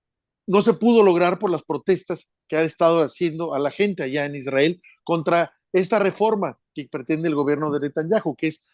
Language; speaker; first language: Spanish; native; Spanish